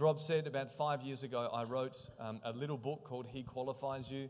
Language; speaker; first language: English; native; English